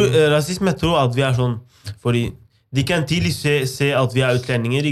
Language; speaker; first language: Norwegian; non-native, fluent; Arabic